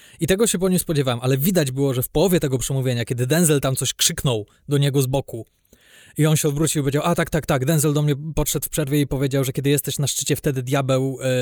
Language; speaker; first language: Polish; native; Polish